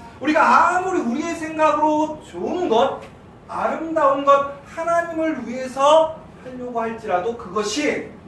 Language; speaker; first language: Korean; native; Korean